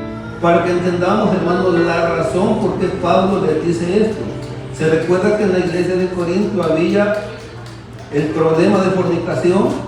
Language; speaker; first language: Spanish; native; Spanish